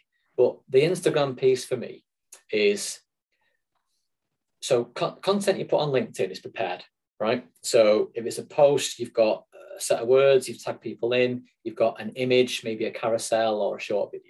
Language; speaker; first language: English; native; English